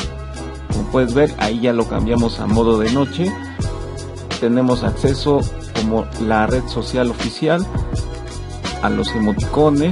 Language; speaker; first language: Spanish; native; Spanish